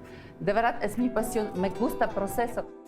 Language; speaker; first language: Spanish; non-native, learner; Ukrainian